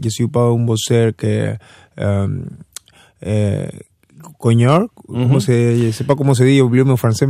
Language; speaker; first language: French; non-native, fluent; Spanish